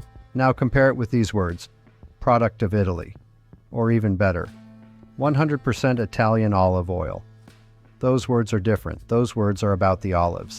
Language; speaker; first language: English; non-native, fluent; Italian